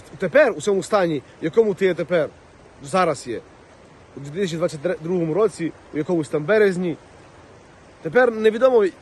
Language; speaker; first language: Ukrainian; native; Ukrainian